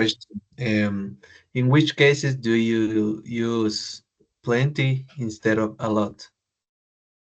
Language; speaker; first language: English; non-native, learner; Spanish